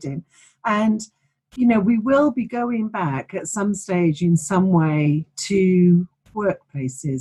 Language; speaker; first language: English; native; English